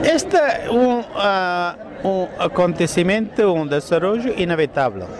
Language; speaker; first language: Spanish; non-native, fluent; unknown